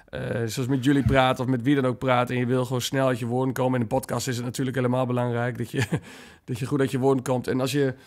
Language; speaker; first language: Dutch; native; Dutch